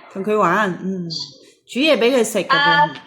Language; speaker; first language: Cantonese; native; Cantonese